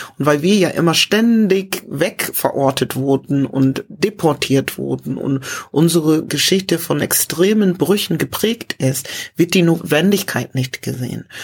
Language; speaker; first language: German; early bilingual, other home language; English